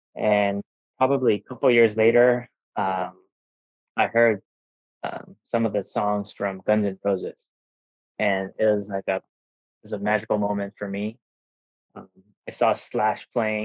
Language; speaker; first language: English; non-native, fluent; Korean